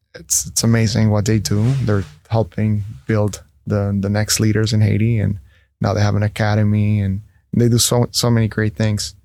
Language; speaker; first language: English; non-native, fluent; Spanish